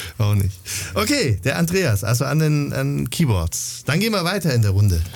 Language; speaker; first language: German; native; German